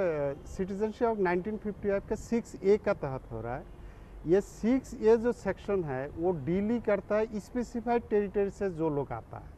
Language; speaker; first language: Urdu; non-native, local second language; Bangla